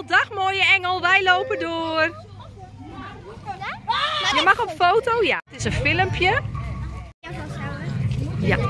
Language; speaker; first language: Dutch; native; Dutch